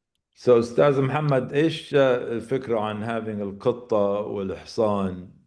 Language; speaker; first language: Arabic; native; Arabic